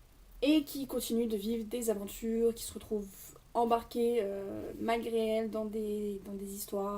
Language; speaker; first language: French; native; French